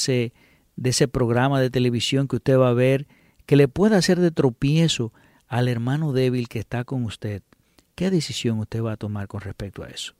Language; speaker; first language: Spanish; native; Spanish